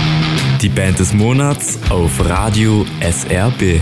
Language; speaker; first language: German; native; German